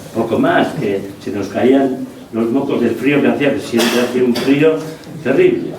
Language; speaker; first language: Spanish; non-native, local second language; Basque